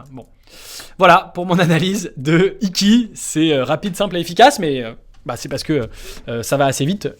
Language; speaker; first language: French; native; French